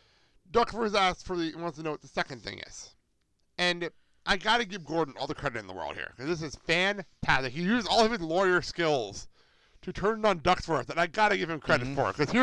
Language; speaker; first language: English; native; English